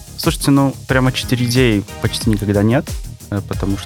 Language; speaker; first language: Russian; native; Russian